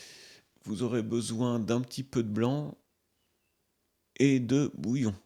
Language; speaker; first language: French; native; French